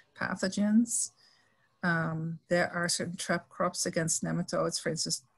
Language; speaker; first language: English; non-native, fluent; Dutch